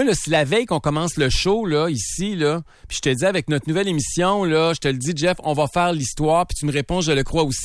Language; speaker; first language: French; native; French